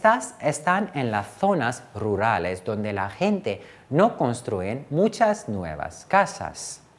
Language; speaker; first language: Spanish; non-native, fluent; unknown